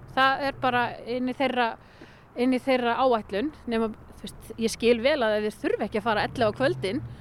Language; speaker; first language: Icelandic; native; Icelandic